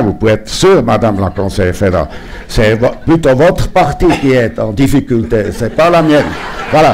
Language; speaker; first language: French; non-native, local second language; German